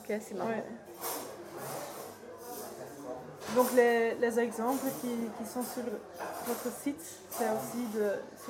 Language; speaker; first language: French; non-native, learner; Dutch